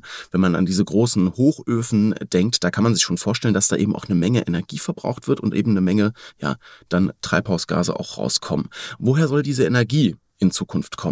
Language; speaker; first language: German; native; German